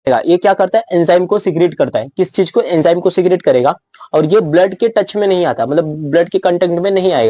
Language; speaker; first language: Hindi; native; Hindi